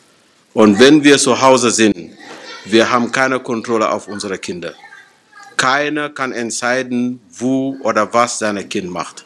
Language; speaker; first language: German; non-native, fluent; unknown